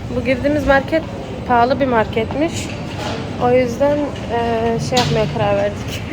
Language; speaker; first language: Turkish; early bilingual, heritage; Turkish